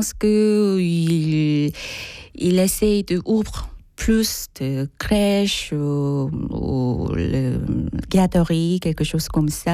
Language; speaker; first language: French; non-native, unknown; Korean